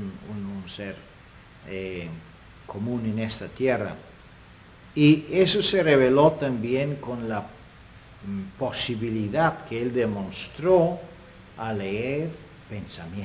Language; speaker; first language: Spanish; non-native, fluent; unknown